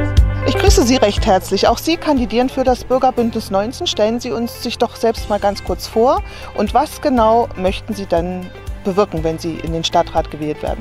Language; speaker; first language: German; native; German